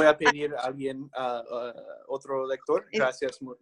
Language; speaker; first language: Spanish; non-native, fluent; English